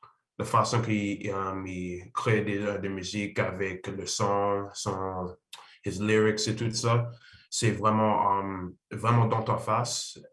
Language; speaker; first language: French; non-native, learner; English